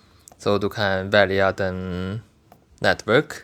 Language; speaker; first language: Swedish; non-native, learner; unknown